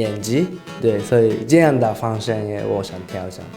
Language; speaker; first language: Chinese; non-native, learner; Japanese